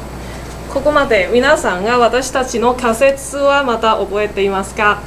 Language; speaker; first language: Japanese; non-native, learner; Cantonese